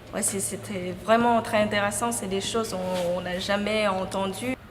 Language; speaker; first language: French; non-native, fluent; Vietnamese